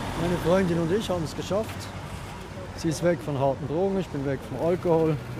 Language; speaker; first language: German; native; German